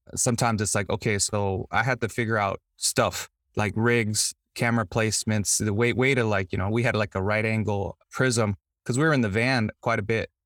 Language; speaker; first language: English; native; English